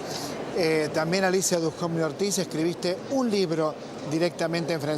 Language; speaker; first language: Spanish; native; Spanish